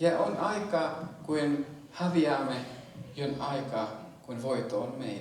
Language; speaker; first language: Finnish; non-native, fluent; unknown